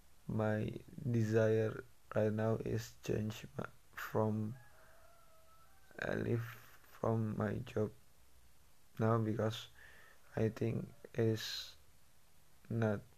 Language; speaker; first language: English; non-native, learner; Indonesian